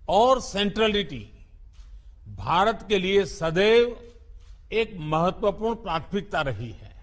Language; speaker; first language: Hindi; non-native, local second language; Gujarati